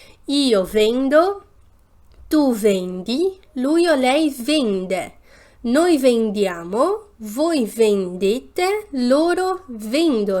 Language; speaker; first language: Italian; non-native, fluent; Portuguese